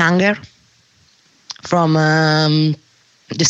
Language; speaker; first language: English; non-native, learner; Russian